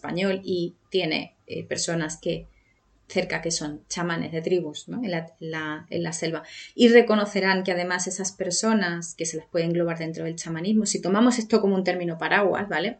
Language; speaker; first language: Spanish; native; Spanish